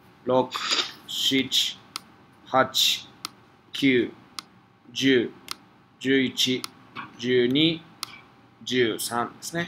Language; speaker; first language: Japanese; non-native, fluent; Spanish